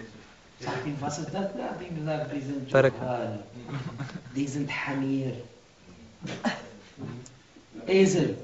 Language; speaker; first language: German; non-native, fluent; Arabic